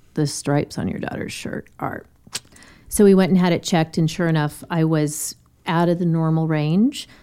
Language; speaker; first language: English; native; English